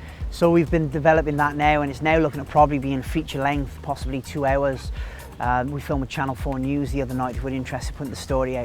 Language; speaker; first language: English; native; English